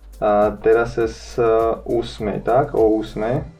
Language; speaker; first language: Polish; non-native, learner; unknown